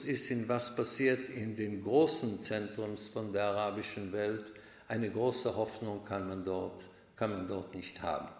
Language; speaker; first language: German; non-native, fluent; Hebrew